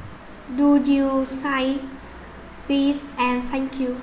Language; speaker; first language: English; non-native, learner; Vietnamese